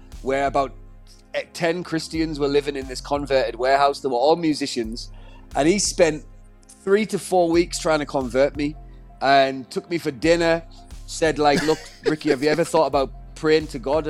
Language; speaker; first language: English; native; English